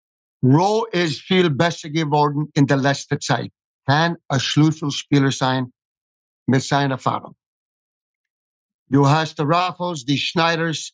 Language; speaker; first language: German; non-native, fluent; English